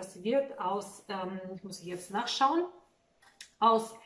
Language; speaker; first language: German; non-native, fluent; Russian